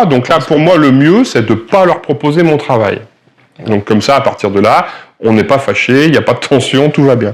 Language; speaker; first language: French; native; French